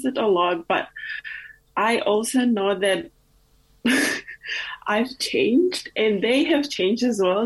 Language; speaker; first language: English; non-native, fluent; Indonesian